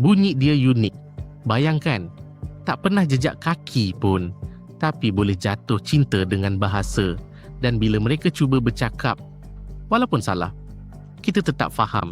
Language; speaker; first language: Malay; native; Malay